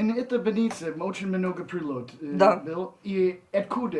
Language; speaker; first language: Russian; non-native, learner; English